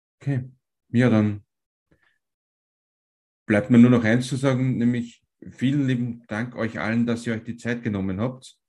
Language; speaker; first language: German; native; German